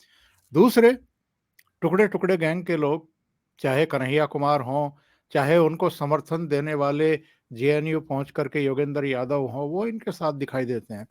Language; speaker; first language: Hindi; native; Hindi